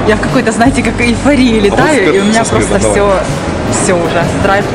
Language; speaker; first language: Russian; native; Russian